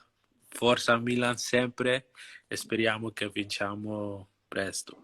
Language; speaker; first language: Italian; non-native, learner; Dutch